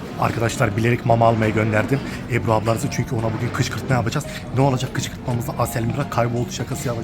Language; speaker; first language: Turkish; native; Turkish